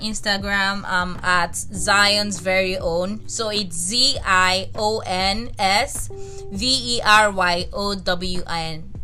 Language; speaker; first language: English; non-native, local second language; Yoruba